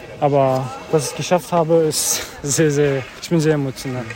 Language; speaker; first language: German; non-native, learner; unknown